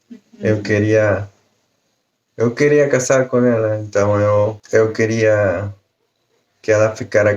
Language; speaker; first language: Portuguese; non-native, learner; Spanish